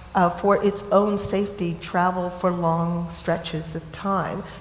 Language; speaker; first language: English; native; English